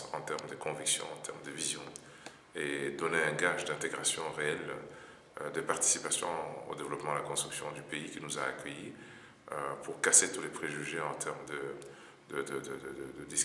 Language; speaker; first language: French; non-native, local second language; Lingala